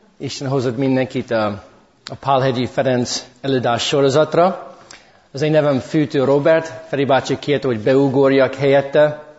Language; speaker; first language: Hungarian; early bilingual, heritage; English